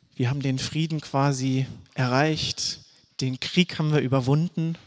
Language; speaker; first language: German; native; German